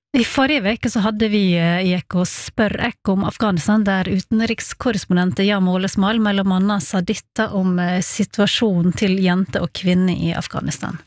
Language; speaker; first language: Norwegian; native; Norwegian